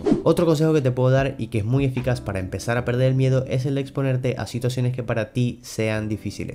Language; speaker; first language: Spanish; native; Spanish